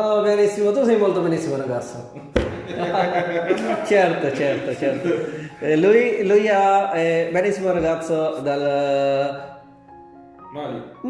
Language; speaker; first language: Italian; non-native, learner; Urdu